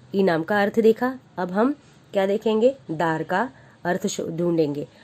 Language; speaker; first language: Hindi; non-native, local second language; Marathi